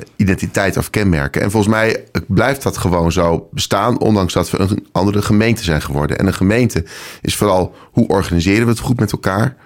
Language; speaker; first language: Dutch; native; Dutch